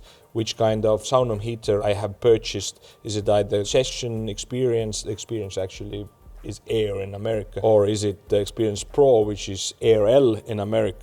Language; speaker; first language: English; non-native, fluent; Estonian